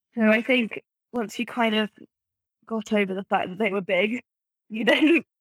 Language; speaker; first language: English; native; English